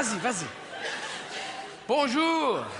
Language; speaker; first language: French; non-native, fluent; English